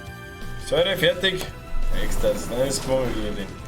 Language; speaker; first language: German; native; German